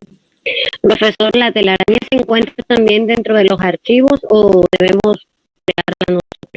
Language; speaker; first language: Spanish; native; Spanish